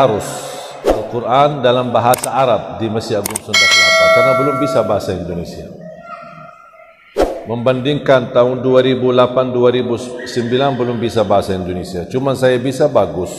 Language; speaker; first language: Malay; non-native, fluent; Arabic